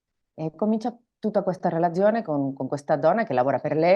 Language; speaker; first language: Italian; non-native, learner; Spanish